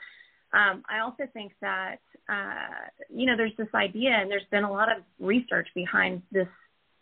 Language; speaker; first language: English; native; English